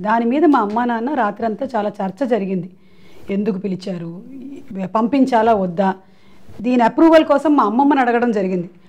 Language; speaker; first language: Telugu; non-native, local second language; Malayalam